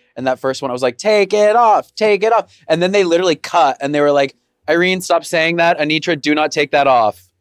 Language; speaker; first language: English; native; English